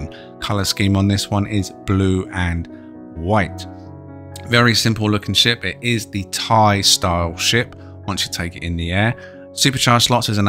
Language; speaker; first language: English; native; English